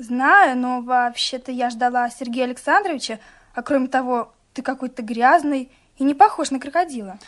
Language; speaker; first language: Russian; native; Russian